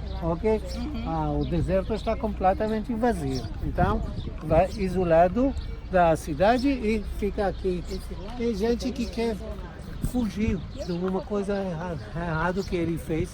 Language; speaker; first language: Portuguese; non-native, learner; Hebrew